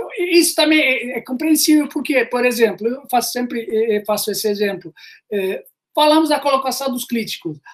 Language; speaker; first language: Portuguese; non-native, fluent; Italian